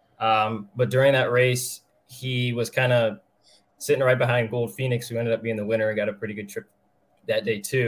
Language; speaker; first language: English; native; English